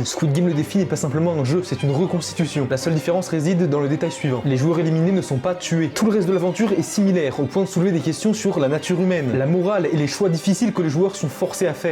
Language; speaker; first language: French; native; French